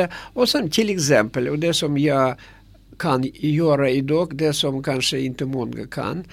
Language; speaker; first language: Swedish; non-native, fluent; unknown